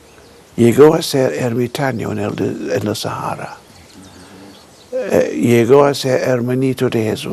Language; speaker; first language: Spanish; non-native, fluent; English